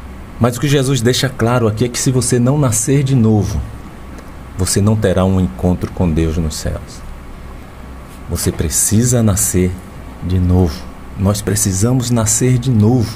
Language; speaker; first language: Portuguese; native; Portuguese